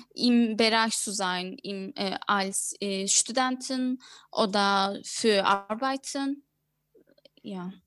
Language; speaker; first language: German; non-native, fluent; Turkish